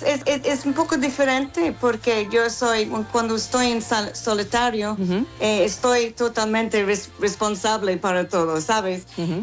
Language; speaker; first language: Spanish; non-native, fluent; English